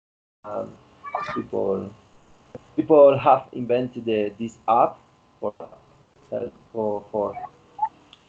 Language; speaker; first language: English; non-native, learner; Spanish